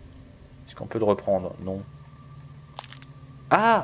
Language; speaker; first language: French; native; French